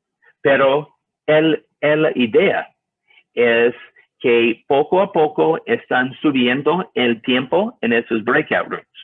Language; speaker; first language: Spanish; non-native, learner; English